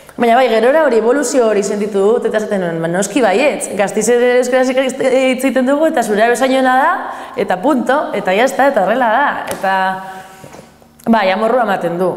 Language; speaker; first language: Basque; native; Basque